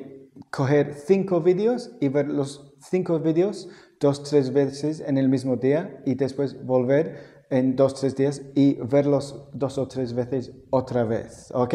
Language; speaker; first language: Spanish; non-native, fluent; English